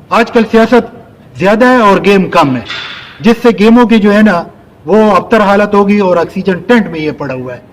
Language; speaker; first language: Urdu; non-native, local second language; Pashto